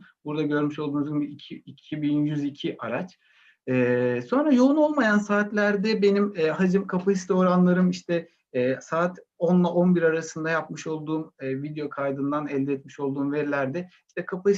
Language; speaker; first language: Turkish; native; Turkish